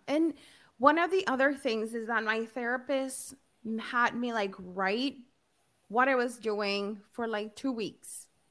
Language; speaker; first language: English; early bilingual, other home language; Spanish